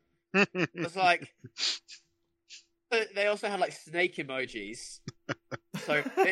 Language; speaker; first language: English; native; English